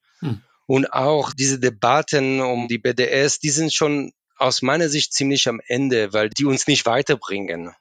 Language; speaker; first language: German; non-native, fluent; Hebrew